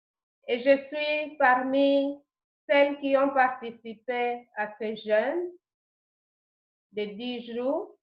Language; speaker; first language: French; non-native, learner; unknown